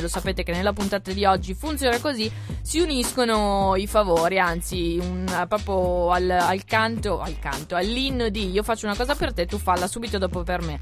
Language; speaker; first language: Italian; native; Italian